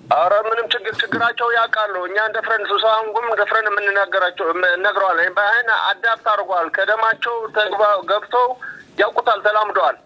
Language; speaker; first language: Amharic; non-native, local second language; Tigrinya